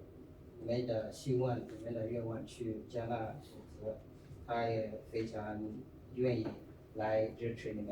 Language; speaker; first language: Chinese; non-native, fluent; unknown